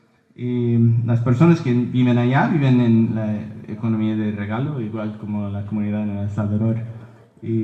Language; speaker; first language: Spanish; early bilingual, heritage; Spanish